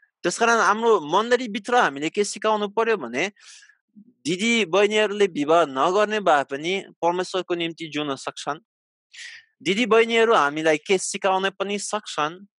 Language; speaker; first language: Nepali; non-native, fluent; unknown